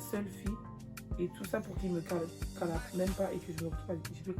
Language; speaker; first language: French; native; French